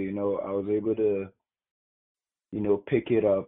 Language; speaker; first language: English; non-native, local second language; Igbo